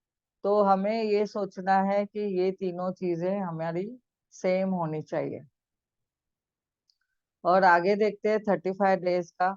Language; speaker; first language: Hindi; native; Hindi